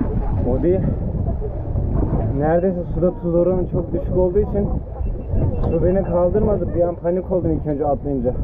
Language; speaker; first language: Turkish; native; Turkish